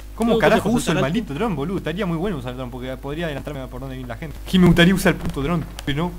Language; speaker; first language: Spanish; native; Spanish